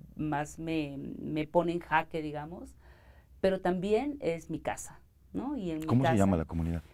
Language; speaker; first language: Spanish; native; Spanish